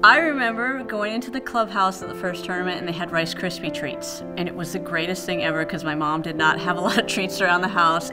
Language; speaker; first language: English; native; English